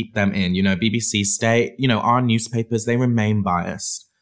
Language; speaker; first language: English; native; English